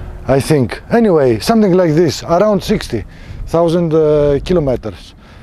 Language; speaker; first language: English; non-native, fluent; Greek